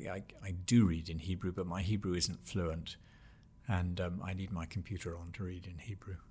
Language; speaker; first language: English; native; English